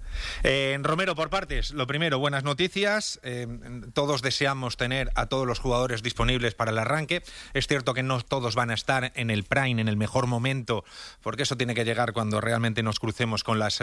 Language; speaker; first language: Spanish; native; Spanish